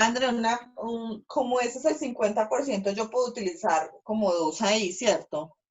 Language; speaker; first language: Spanish; native; Spanish